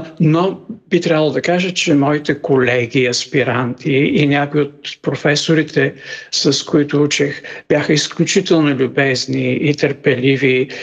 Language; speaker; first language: Bulgarian; native; Bulgarian